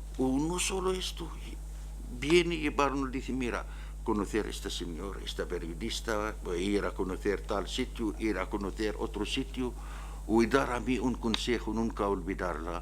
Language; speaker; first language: Spanish; non-native, learner; Arabic